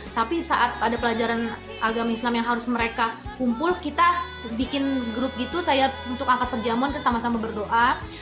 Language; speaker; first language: Indonesian; native; Indonesian